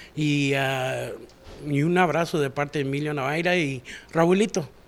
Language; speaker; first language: Spanish; early bilingual, heritage; Spanish